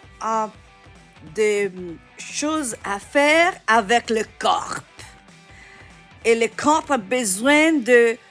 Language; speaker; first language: French; non-native, learner; Italian